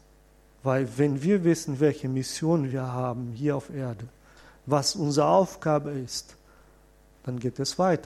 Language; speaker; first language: German; non-native, fluent; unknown